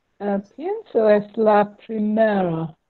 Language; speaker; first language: Spanish; non-native, learner; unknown